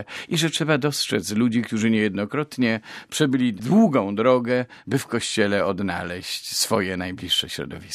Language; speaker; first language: Polish; native; Polish